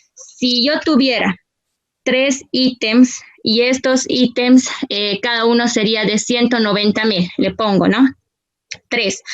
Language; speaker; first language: Spanish; native; Spanish